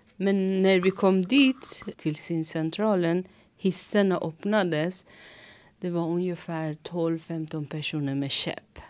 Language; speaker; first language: Swedish; non-native, fluent; Persian